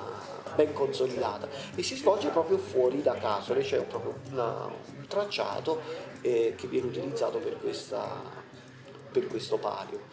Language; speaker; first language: Italian; native; Italian